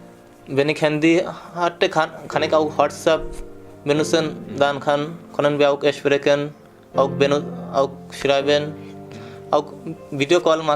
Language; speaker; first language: German; non-native, learner; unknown